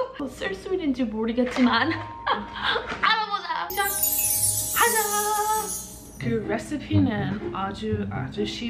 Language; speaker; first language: Korean; non-native, learner; English